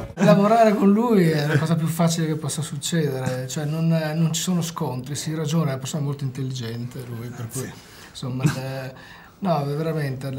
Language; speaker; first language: Italian; native; Italian